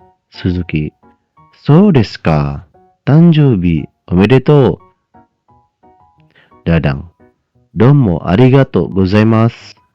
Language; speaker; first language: Japanese; non-native, fluent; Indonesian